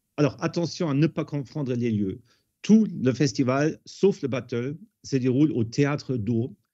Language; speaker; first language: French; non-native, fluent; German